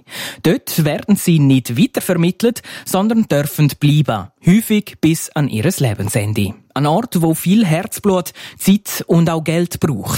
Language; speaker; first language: German; native; German